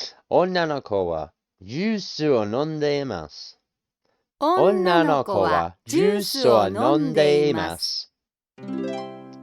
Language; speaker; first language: Japanese; non-native, learner; English